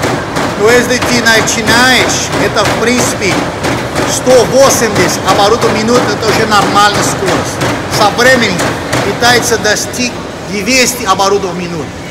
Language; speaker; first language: Russian; non-native, learner; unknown